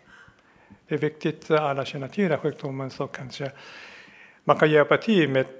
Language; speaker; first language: Swedish; non-native, fluent; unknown